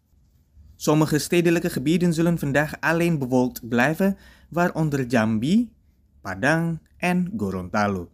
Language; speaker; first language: Dutch; non-native, fluent; Indonesian